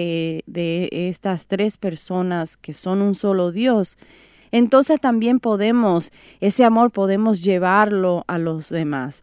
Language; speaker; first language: Spanish; native; Spanish